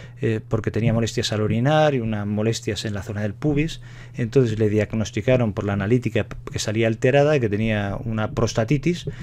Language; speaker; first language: Spanish; native; Spanish